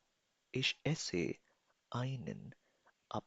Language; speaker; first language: German; non-native, fluent; Urdu